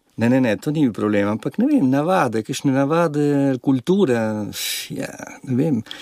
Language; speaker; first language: Slovenian; early bilingual, heritage; Slovenian